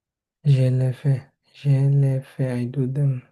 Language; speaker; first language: French; non-native, learner; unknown